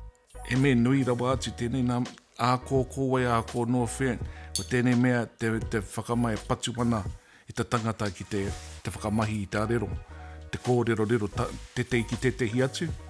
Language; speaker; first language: Māori; non-native, local second language; English